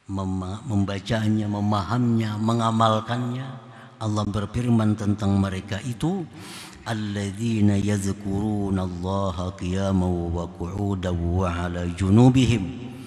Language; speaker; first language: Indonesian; non-native, local second language; Banjar